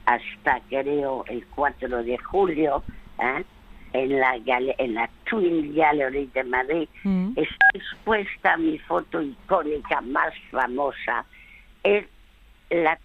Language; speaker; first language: Spanish; non-native, fluent; French